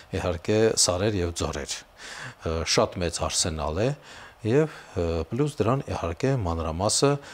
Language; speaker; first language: Armenian; native; Armenian